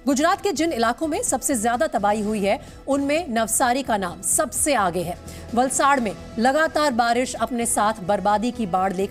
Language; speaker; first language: Hindi; native; Hindi